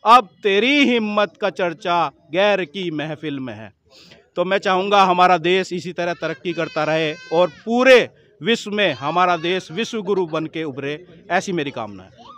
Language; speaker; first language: Hindi; native; Hindi